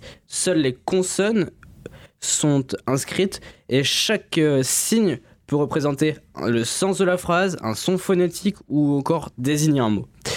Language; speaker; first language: French; native; French